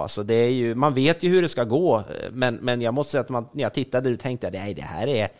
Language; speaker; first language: Swedish; native; Swedish